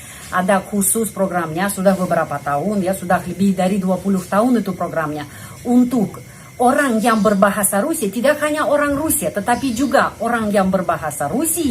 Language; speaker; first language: Indonesian; non-native, fluent; Russian